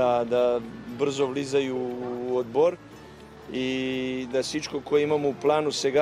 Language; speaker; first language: Bulgarian; non-native, learner; Macedonian